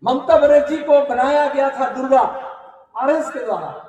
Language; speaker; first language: Hindi; non-native, local second language; Bangla